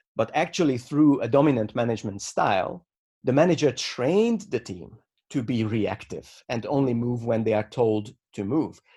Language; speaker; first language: English; non-native, fluent; Hungarian